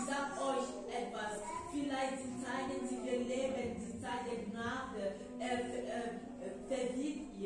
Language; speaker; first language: German; non-native, fluent; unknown